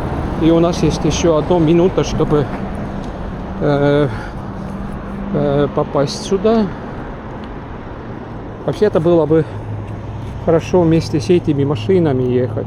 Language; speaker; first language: Russian; non-native, local second language; Estonian